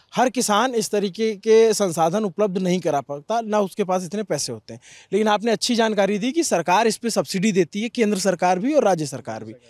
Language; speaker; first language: Hindi; native; Hindi